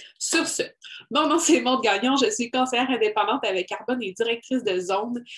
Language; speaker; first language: French; native; French